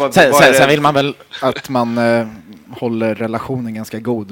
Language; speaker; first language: Swedish; native; Swedish